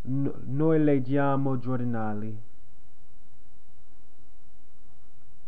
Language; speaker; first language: Italian; non-native, learner; English